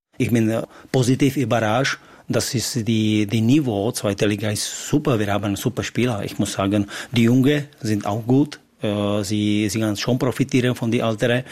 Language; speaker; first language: German; non-native, learner; Czech